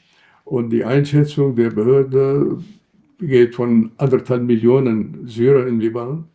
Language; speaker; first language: German; non-native, fluent; Arabic